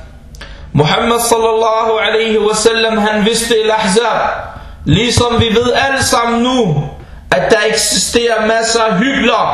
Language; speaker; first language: Danish; non-native, fluent; Arabic